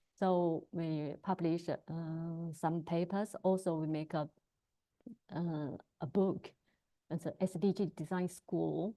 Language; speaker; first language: English; non-native, learner; Chinese